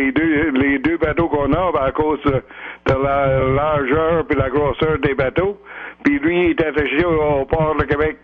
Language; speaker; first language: French; native; French